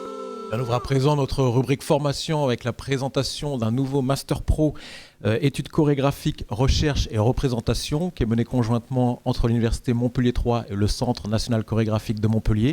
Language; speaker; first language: French; native; French